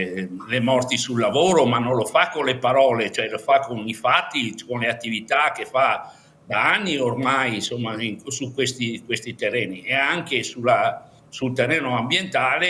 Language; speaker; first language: Italian; native; Italian